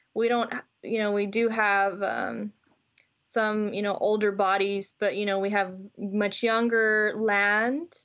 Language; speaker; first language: English; native; English